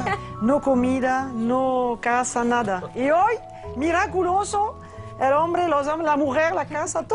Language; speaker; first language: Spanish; non-native, learner; French